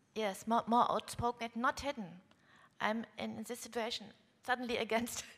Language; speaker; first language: English; non-native, fluent; German